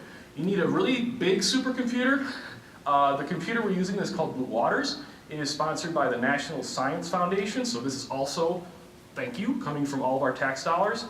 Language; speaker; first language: English; native; English